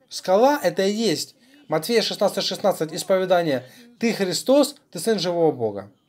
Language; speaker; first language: Russian; non-native, fluent; Korean